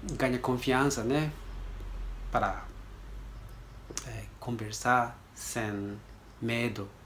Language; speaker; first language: Portuguese; non-native, learner; Japanese